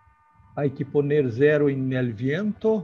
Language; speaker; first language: Spanish; non-native, learner; Portuguese